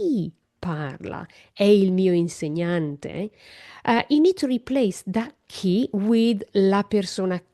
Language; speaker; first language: Italian; non-native, learner; English